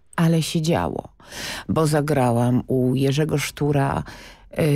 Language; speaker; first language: Polish; native; Polish